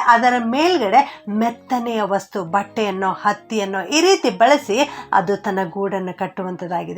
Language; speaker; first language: Kannada; native; Kannada